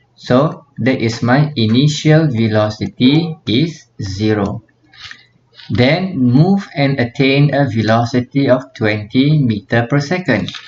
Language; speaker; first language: English; non-native, local second language; Malay